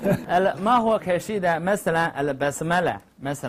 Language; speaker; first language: Arabic; non-native, learner; Chinese